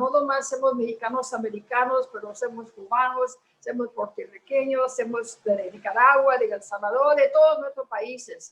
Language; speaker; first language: Spanish; early bilingual, heritage; Spanish